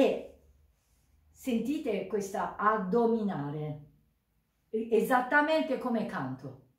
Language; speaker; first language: Italian; non-native, learner; Japanese